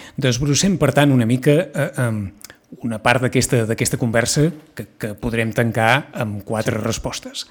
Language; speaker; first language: Catalan; native; Catalan